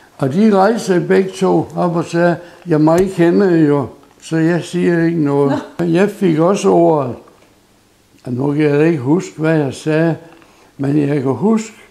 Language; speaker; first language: Danish; native; Danish